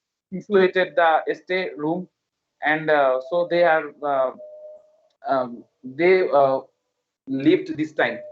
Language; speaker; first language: English; non-native, learner; Bangla